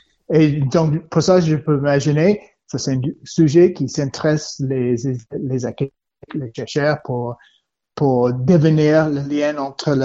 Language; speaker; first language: French; non-native, learner; English